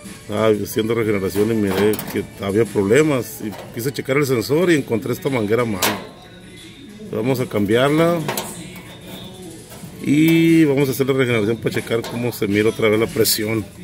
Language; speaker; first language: Spanish; native; Spanish